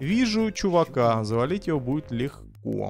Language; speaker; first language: Russian; native; Russian